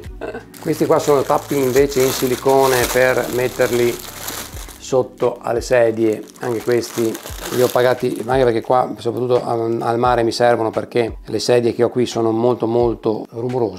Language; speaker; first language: Italian; native; Italian